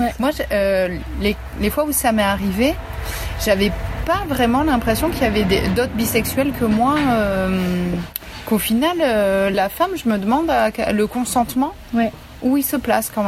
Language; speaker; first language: French; native; French